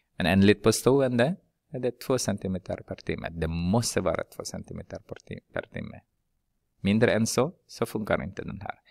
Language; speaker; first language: Swedish; non-native, fluent; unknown